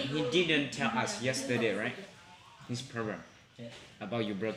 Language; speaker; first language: English; non-native, learner; Hmong